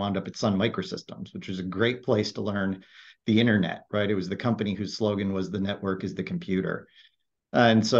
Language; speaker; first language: English; native; English